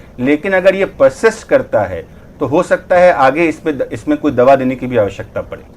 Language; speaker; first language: Hindi; native; Hindi